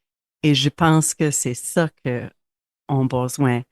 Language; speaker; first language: French; non-native, local second language; English